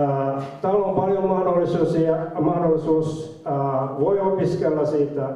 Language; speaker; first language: Finnish; non-native, fluent; Somali